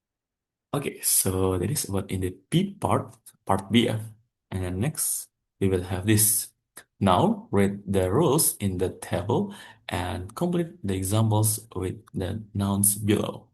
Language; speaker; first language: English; non-native, fluent; Indonesian